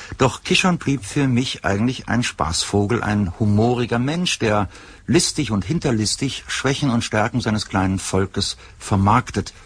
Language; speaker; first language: German; native; German